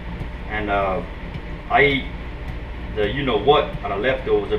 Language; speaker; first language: English; native; English